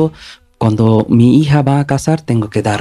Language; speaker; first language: Spanish; non-native, learner; Bangla